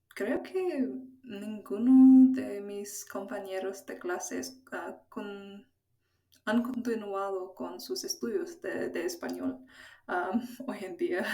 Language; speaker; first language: Spanish; non-native, fluent; English